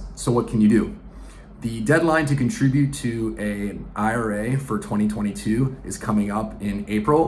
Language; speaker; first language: English; native; English